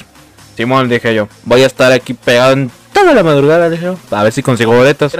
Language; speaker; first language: Spanish; native; Spanish